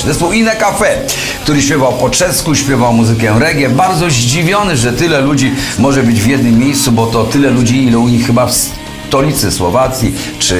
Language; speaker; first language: Polish; native; Polish